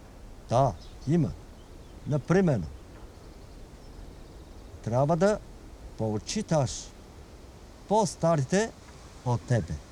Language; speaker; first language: Bulgarian; non-native, learner; Chinese